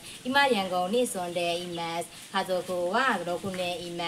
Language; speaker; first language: Japanese; non-native, learner; Burmese